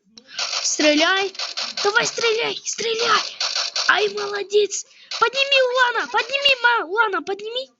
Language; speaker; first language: Russian; non-native, local second language; Kyrgyz